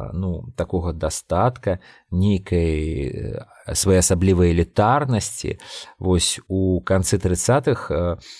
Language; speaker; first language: Belarusian; non-native, local second language; Russian